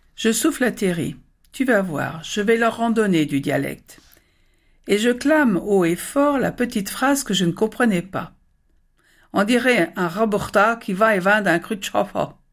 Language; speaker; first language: French; native; French